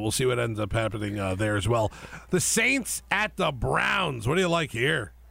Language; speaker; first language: English; native; English